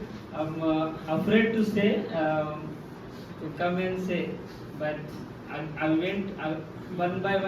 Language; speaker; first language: English; non-native, learner; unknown